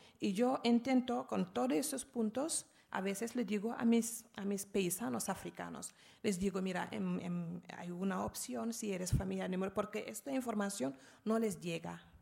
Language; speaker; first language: Spanish; non-native, fluent; Arabic